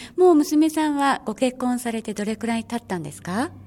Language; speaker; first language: Japanese; native; Japanese